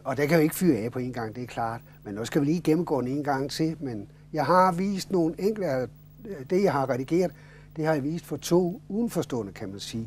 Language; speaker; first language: Danish; native; Danish